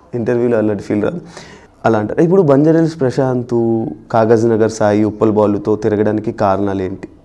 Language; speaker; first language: Telugu; native; Telugu